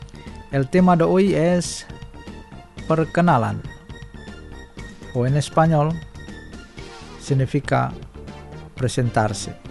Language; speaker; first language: Spanish; non-native, fluent; Indonesian